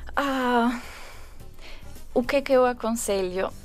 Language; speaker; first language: Portuguese; non-native, fluent; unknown